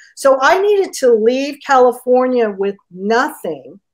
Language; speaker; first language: English; native; English